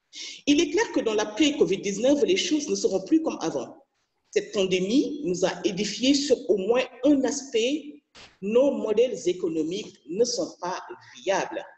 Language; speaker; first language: French; non-native, local second language; Wolof